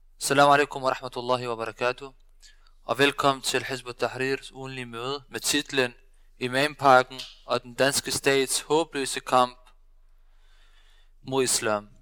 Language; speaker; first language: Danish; early bilingual, other home language; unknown